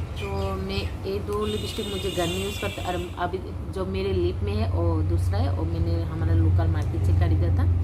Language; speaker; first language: Hindi; non-native, local second language; Kok Borok